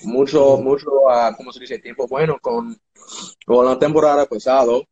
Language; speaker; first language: Spanish; non-native, learner; English